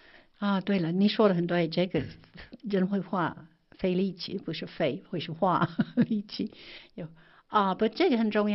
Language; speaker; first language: Chinese; non-native, fluent; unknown